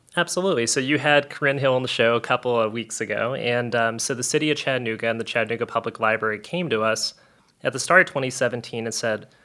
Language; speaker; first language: English; native; English